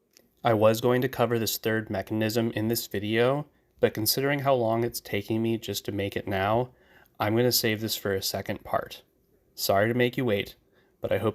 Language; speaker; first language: English; native; English